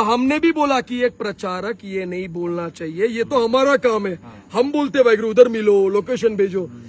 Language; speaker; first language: Hindi; non-native, local second language; Punjabi